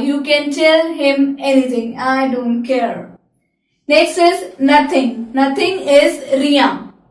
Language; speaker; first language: English; non-native, local second language; Hindi